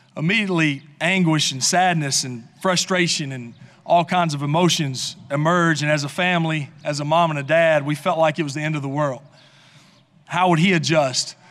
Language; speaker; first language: English; native; English